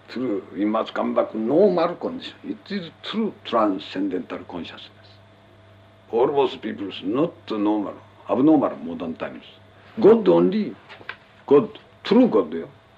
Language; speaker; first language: English; non-native, learner; Japanese